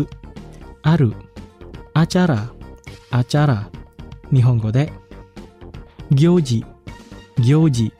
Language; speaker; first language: Japanese; non-native, fluent; Indonesian